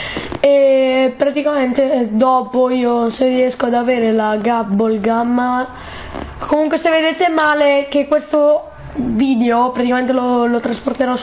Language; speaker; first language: Italian; native; Italian